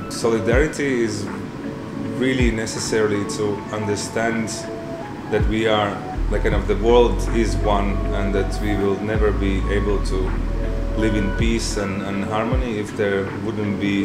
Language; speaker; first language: English; non-native, fluent; Latvian